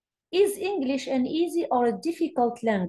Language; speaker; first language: English; non-native, fluent; Arabic